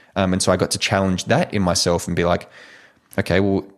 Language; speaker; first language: English; native; English